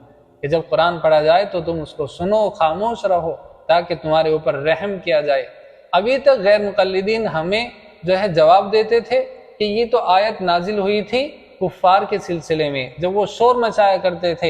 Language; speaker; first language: Urdu; native; Urdu